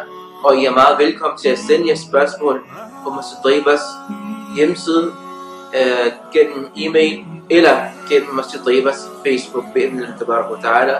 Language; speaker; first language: Danish; early bilingual, other home language; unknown